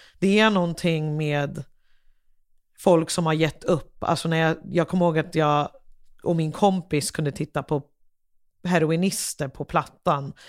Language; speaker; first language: Swedish; early bilingual, other home language; English